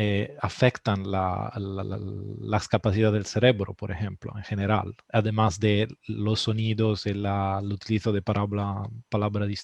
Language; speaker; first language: Spanish; non-native, fluent; Italian